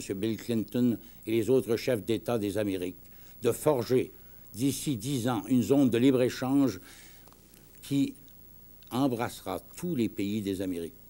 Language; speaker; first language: French; native; French